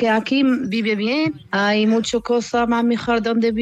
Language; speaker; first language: Spanish; non-native, learner; Arabic